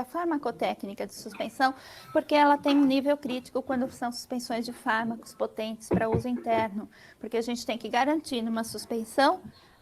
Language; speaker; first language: Portuguese; native; Portuguese